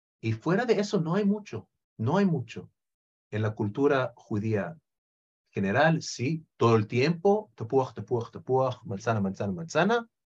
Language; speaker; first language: Spanish; non-native, fluent; Hebrew